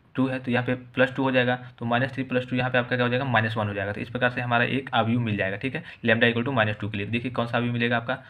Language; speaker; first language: Hindi; native; Hindi